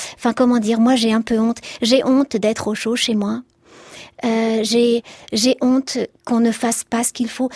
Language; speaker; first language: French; early bilingual, other home language; Arabic